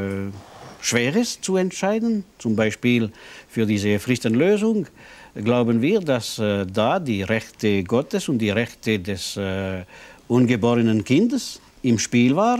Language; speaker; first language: German; non-native, local second language; French